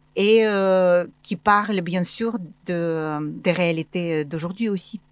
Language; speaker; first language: French; non-native, fluent; Russian